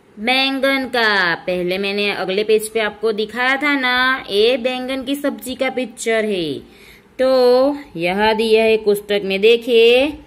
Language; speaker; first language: Hindi; non-native, local second language; Gujarati